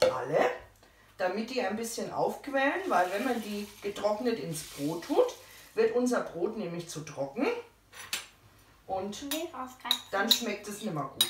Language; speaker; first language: German; native; German